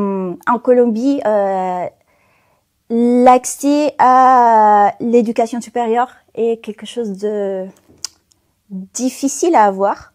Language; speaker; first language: French; non-native, fluent; Spanish